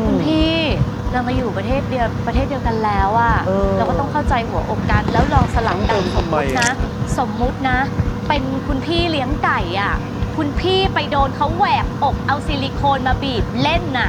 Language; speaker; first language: Thai; native; Thai